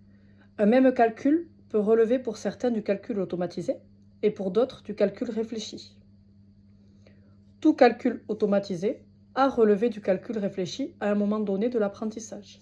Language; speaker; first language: French; native; French